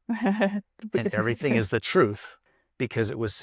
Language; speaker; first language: English; native; English